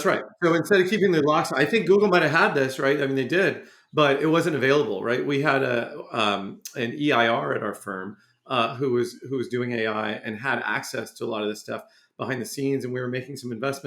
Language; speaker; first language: English; native; English